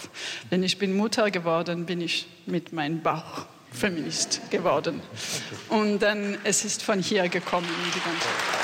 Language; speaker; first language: German; non-native, learner; French